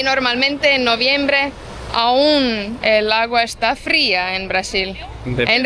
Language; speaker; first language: Spanish; non-native, fluent; Estonian